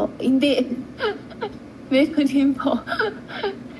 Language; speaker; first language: Filipino; non-native, learner; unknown